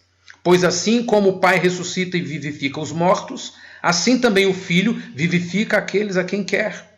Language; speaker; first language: Portuguese; native; Portuguese